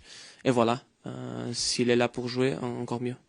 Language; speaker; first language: French; non-native, fluent; Portuguese